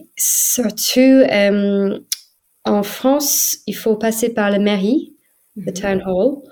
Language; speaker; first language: French; non-native, fluent; English